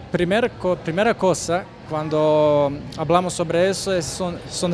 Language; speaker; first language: Spanish; non-native, fluent; Croatian